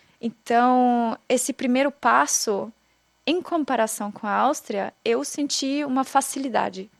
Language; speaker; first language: Portuguese; non-native, fluent; German